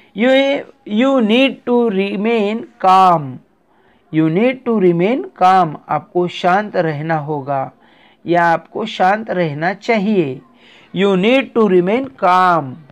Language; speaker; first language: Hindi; non-native, local second language; Marathi